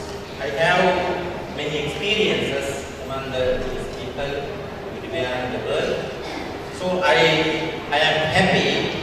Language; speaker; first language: English; non-native, learner; Sinhala